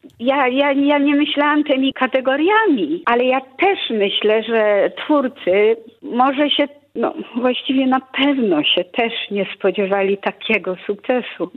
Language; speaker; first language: Polish; early bilingual, heritage; Polish